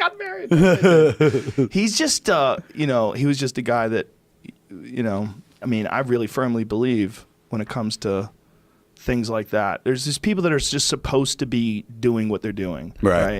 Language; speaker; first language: English; native; English